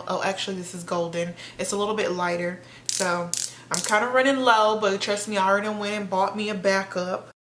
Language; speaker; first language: English; native; English